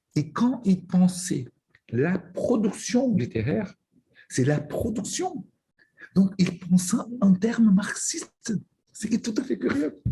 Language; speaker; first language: French; non-native, fluent; Portuguese